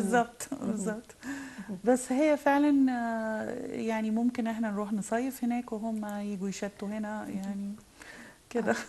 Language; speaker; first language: Arabic; native; Arabic